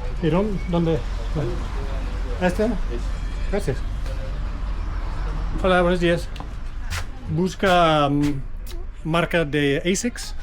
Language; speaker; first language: Spanish; non-native, learner; English